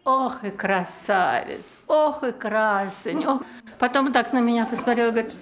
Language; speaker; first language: Czech; non-native, learner; Russian